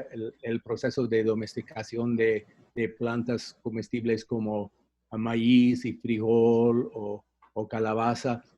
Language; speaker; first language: Spanish; non-native, fluent; English